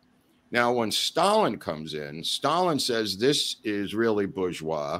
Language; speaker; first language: English; native; English